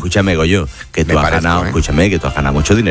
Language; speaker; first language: Spanish; native; Spanish